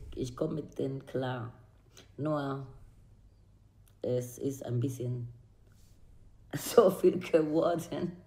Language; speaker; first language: German; non-native, learner; Spanish